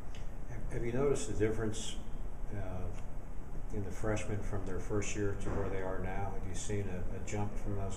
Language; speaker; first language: English; native; English